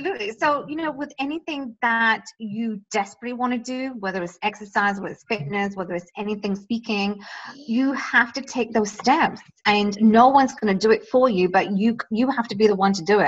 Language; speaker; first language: English; native; English